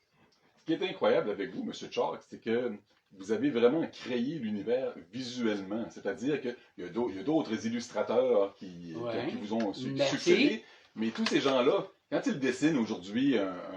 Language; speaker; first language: French; native; French